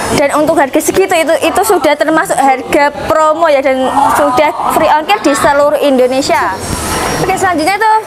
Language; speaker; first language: Indonesian; native; Indonesian